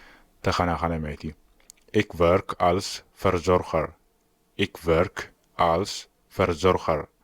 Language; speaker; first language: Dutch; non-native, learner; Tigrinya